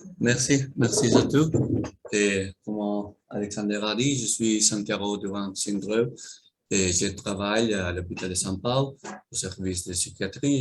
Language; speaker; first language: French; non-native, learner; Spanish